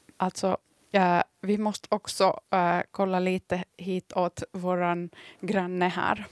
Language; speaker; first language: Swedish; early bilingual, other home language; Kurdish